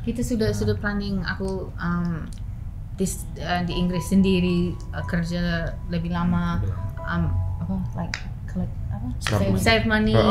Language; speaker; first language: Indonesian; non-native, learner; English